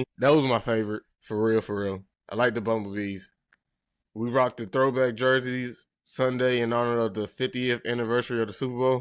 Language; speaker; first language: English; native; English